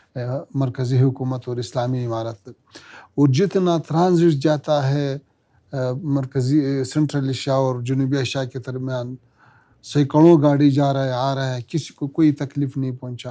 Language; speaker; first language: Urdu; non-native, fluent; Pashto